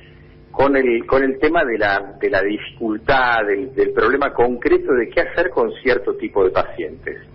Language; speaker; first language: Spanish; native; Spanish